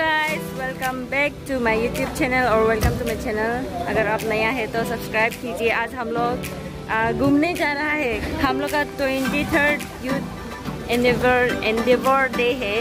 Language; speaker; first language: Hindi; non-native, local second language; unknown